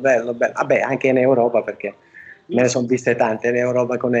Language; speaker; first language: Italian; native; Italian